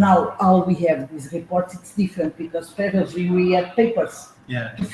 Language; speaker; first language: English; non-native, fluent; Portuguese